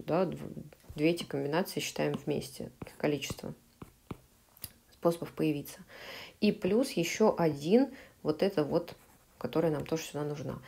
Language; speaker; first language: Russian; native; Russian